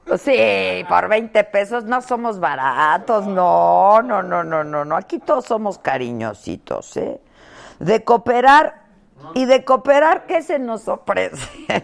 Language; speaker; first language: Spanish; native; Spanish